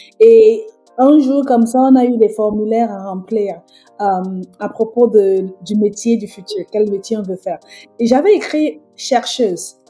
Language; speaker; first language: French; native; French